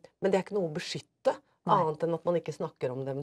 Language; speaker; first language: Norwegian; native; Norwegian